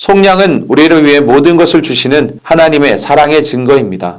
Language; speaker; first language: Korean; native; Korean